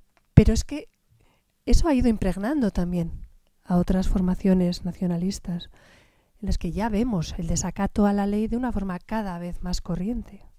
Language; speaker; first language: Spanish; native; Spanish